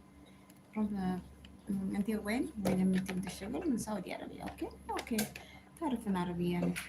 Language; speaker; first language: Arabic; non-native, learner; Amharic